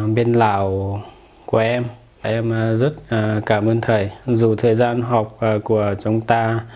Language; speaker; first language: Vietnamese; non-native, fluent; Lao